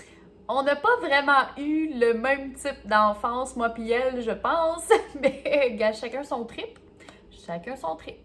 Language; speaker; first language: French; native; French